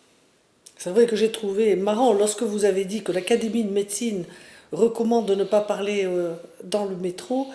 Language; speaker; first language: French; native; French